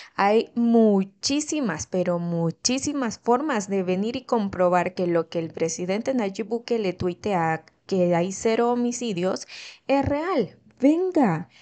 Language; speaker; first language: Spanish; native; Spanish